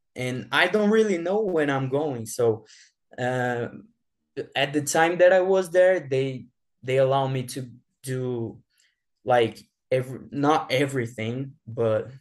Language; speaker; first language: English; non-native, fluent; Portuguese